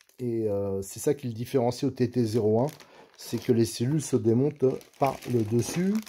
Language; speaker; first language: French; native; French